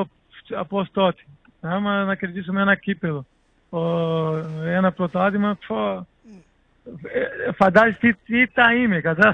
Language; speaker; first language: Greek; non-native, learner; Portuguese